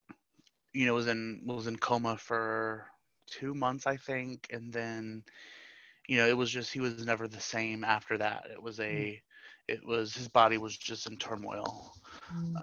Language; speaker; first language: English; native; English